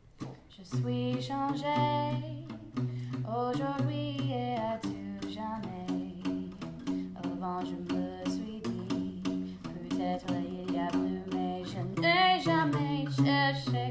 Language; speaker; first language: French; non-native, learner; English